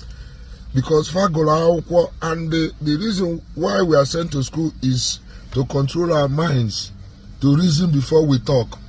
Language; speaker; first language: English; non-native, local second language; Igbo